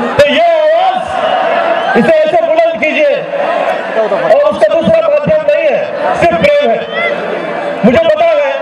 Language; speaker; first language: Hindi; native; Hindi